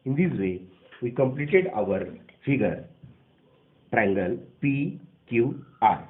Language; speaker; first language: English; non-native, local second language; Marathi